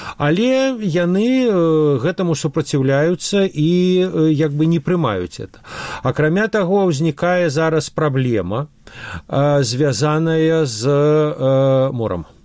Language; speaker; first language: Belarusian; non-native, local second language; Russian